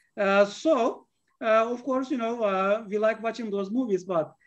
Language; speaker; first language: English; non-native, fluent; Turkish